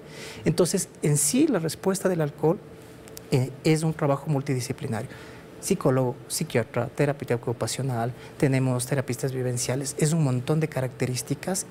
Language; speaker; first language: Spanish; native; Spanish